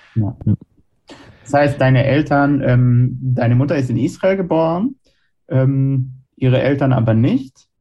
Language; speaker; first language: German; non-native, fluent; Hebrew